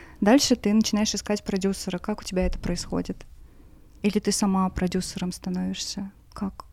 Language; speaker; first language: Russian; native; Russian